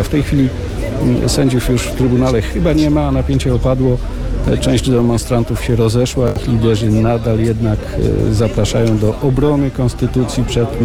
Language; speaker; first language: Polish; native; Polish